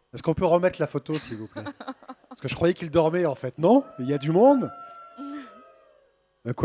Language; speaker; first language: French; native; French